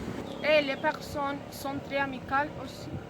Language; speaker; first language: French; non-native, learner; Spanish